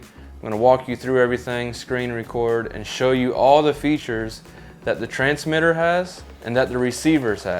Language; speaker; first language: English; native; English